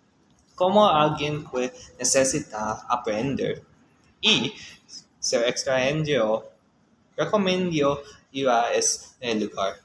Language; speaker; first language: Spanish; non-native, learner; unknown